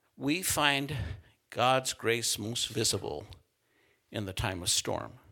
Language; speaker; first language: English; native; English